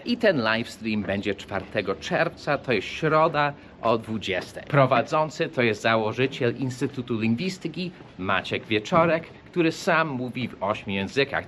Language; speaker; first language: Polish; early bilingual, heritage; English